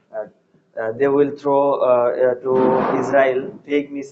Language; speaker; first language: English; non-native, learner; Bangla